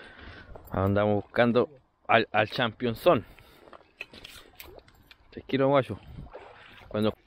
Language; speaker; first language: Spanish; native; Spanish